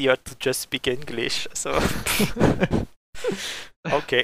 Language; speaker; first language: English; non-native, fluent; French